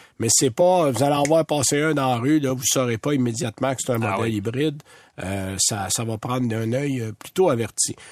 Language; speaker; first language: French; native; French